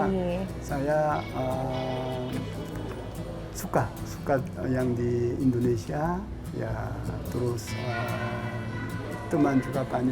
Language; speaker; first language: Indonesian; non-native, learner; Korean